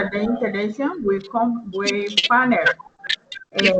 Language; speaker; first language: English; non-native, learner; Spanish